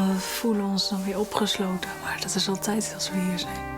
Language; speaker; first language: Dutch; native; Dutch